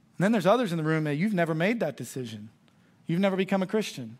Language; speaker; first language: English; native; English